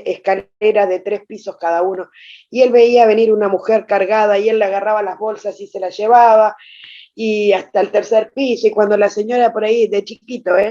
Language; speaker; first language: Spanish; native; Spanish